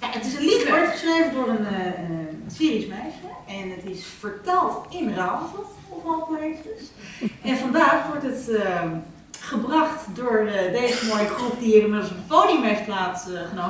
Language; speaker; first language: Dutch; native; Dutch